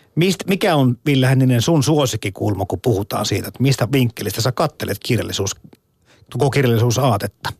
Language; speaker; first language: Finnish; native; Finnish